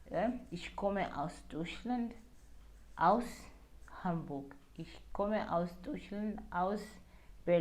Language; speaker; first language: German; non-native, learner; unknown